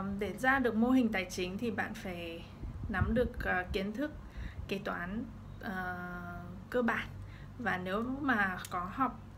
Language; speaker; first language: Vietnamese; early bilingual, heritage; Vietnamese